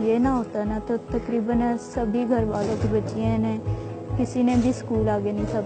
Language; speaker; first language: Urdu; non-native, local second language; Punjabi